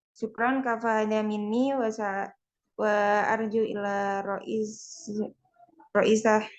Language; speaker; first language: Arabic; non-native, learner; Indonesian